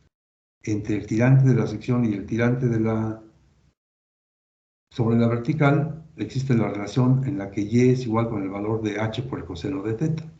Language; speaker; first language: Spanish; native; Spanish